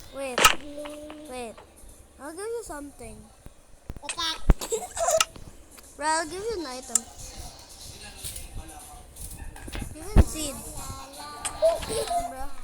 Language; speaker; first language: English; non-native, local second language; Filipino